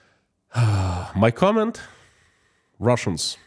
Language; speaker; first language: English; non-native, fluent; Russian